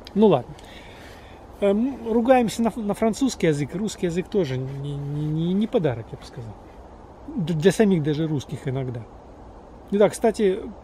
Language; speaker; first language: Russian; native; Russian